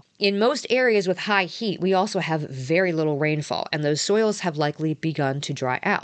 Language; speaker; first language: English; native; English